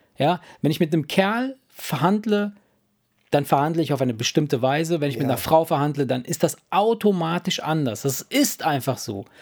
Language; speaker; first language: German; early bilingual, other home language; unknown